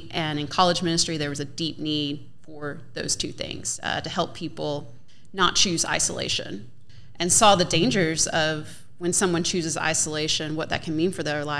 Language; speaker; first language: English; native; English